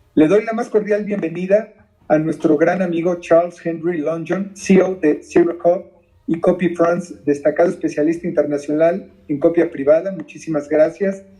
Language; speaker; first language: Spanish; native; Spanish